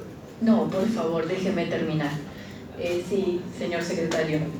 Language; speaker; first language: Spanish; native; Spanish